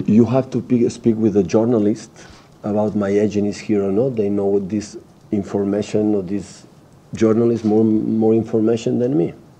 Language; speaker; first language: English; non-native, fluent; Catalan